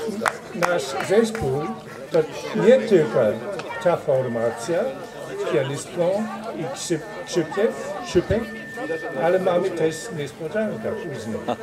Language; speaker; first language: Polish; non-native, learner; German